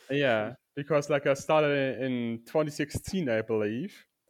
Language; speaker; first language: English; non-native, fluent; German